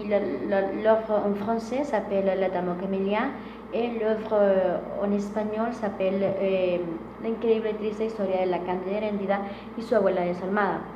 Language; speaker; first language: French; non-native, fluent; Spanish